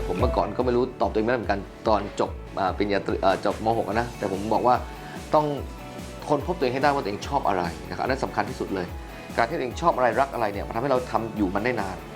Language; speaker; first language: Thai; native; Thai